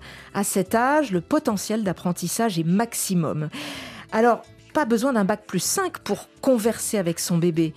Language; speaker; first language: French; native; French